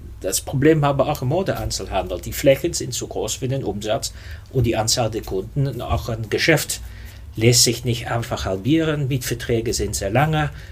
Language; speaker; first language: German; non-native, fluent; Dutch